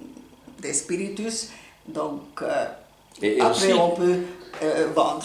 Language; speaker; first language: French; non-native, fluent; Hungarian